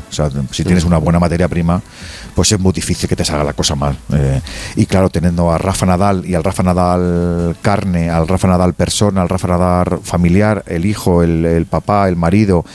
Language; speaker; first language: Spanish; native; Spanish